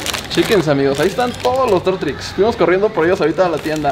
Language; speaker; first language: Spanish; native; Spanish